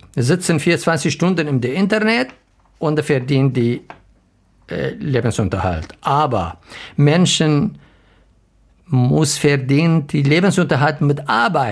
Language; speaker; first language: German; non-native, learner; Arabic